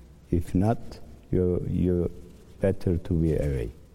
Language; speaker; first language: English; non-native, learner; Turkish